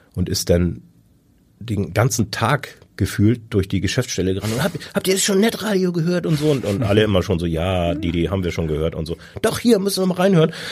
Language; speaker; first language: German; native; German